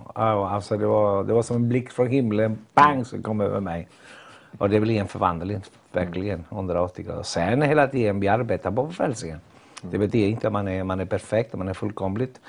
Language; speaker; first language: Swedish; non-native, fluent; Spanish